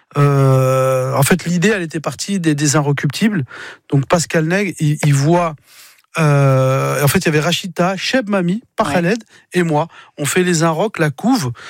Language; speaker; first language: French; early bilingual, other home language; Arabic